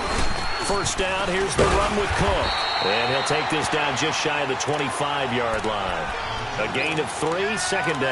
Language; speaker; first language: English; native; English